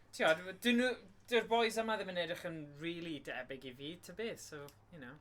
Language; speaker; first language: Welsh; non-native, local second language; English